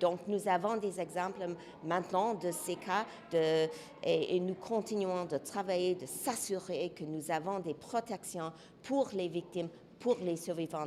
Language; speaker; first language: French; non-native, local second language; English